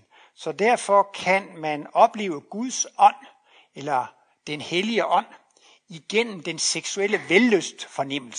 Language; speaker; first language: Danish; native; Danish